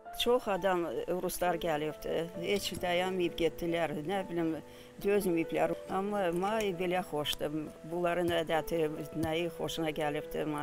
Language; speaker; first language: Azerbaijani; non-native, fluent; Russian